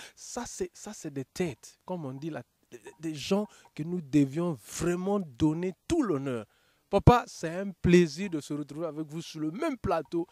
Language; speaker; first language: French; non-native, local second language; Lingala